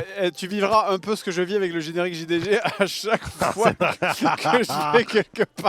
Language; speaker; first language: French; native; French